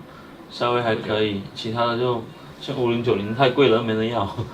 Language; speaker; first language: Chinese; native; Chinese